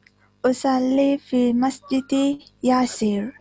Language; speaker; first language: Arabic; non-native, learner; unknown